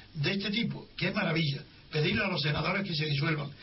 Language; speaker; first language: Spanish; native; Spanish